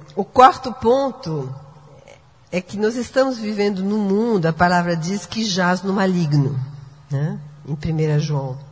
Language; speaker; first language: Portuguese; non-native, fluent; French